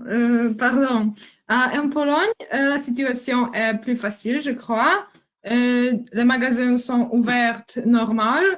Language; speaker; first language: French; non-native, learner; Polish